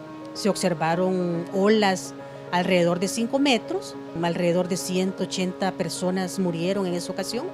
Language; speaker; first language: Spanish; native; Spanish